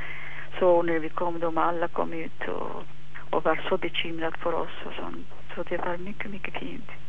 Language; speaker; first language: Swedish; non-native, fluent; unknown